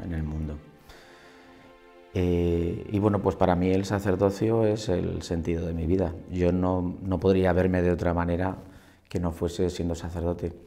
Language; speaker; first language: Spanish; native; Spanish